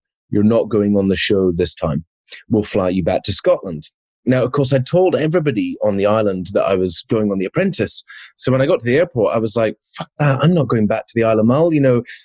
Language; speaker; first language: English; native; English